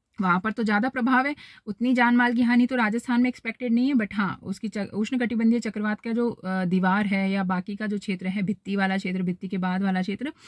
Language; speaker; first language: Hindi; native; Hindi